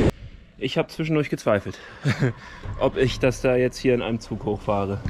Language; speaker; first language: German; native; German